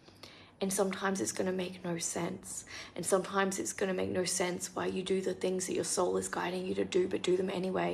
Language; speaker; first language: English; native; English